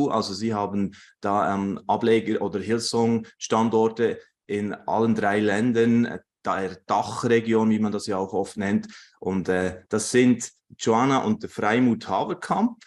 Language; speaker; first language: German; native; German